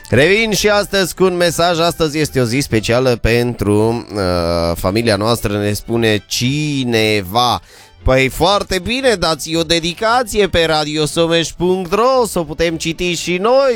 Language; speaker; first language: Romanian; native; Romanian